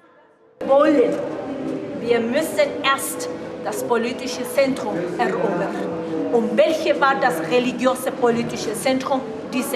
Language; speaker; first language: German; non-native, fluent; Spanish